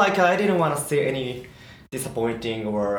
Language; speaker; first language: English; non-native, learner; Japanese